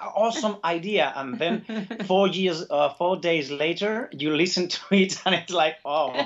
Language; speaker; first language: English; early bilingual, other home language; Basque